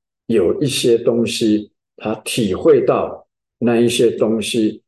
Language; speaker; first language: Chinese; native; Chinese